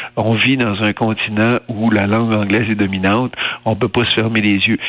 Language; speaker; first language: French; native; French